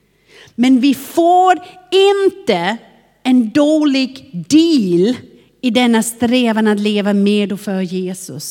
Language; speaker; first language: Swedish; non-native, fluent; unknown